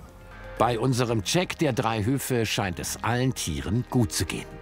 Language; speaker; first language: German; native; German